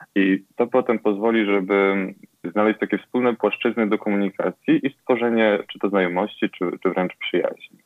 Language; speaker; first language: Polish; early bilingual, other home language; Ukrainian